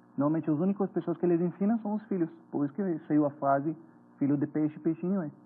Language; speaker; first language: Portuguese; non-native, fluent; Hebrew